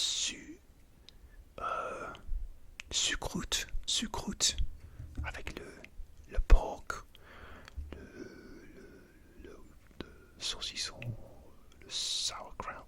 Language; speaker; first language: French; non-native, learner; English